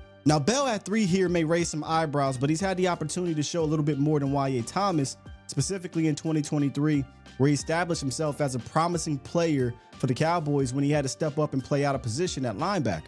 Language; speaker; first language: English; native; English